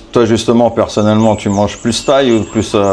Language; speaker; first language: French; native; French